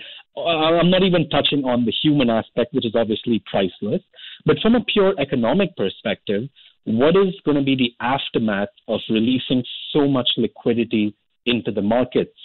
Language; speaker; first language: English; non-native, local second language; Hindi